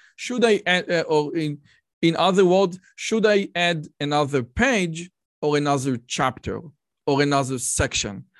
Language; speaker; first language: English; non-native, fluent; Hebrew